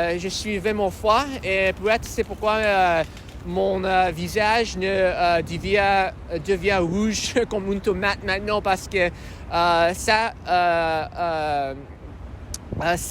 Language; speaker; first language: French; non-native, learner; English